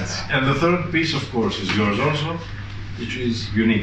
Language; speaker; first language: English; early bilingual, other home language; Greek